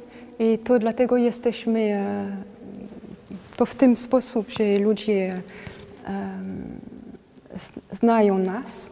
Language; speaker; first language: Polish; non-native, learner; French